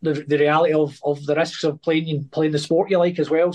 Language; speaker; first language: English; native; English